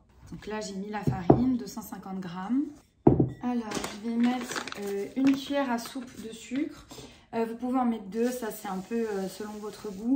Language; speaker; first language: French; native; French